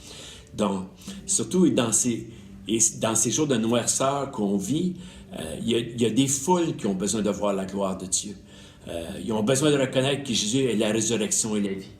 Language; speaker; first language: French; native; French